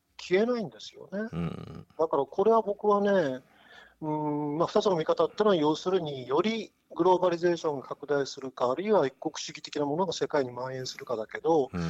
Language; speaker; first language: Japanese; native; Japanese